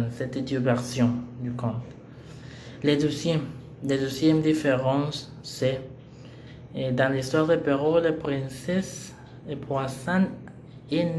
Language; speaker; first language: French; non-native, learner; Spanish